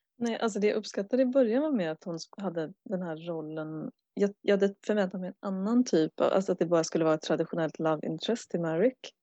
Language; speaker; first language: Swedish; native; Swedish